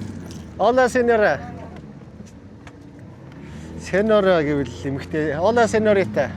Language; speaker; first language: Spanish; non-native, learner; Mongolian